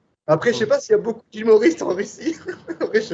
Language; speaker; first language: French; native; French